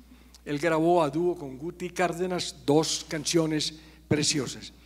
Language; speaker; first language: Spanish; native; Spanish